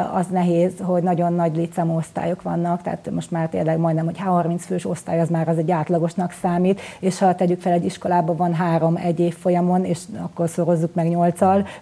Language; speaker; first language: Hungarian; native; Hungarian